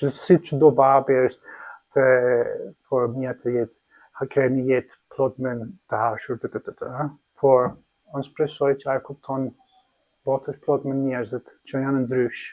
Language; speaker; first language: Albanian; non-native, learner; English